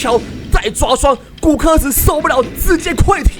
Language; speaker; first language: Chinese; native; Chinese